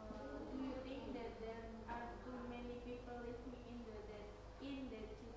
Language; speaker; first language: English; non-native, learner; Indonesian